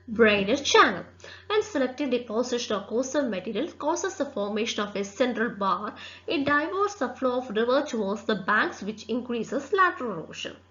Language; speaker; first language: English; non-native, local second language; Malayalam